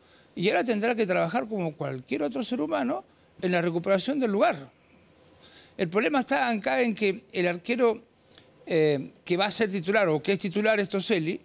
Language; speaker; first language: Spanish; native; Spanish